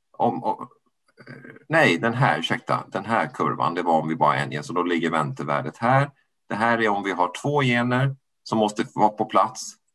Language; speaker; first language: Swedish; native; Swedish